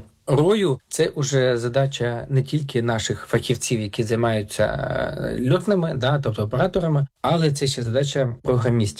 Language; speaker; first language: Ukrainian; native; Ukrainian